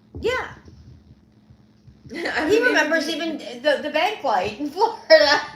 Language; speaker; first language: English; native; English